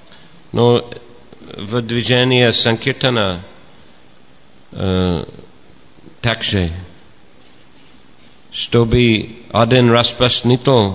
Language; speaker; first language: Russian; non-native, fluent; English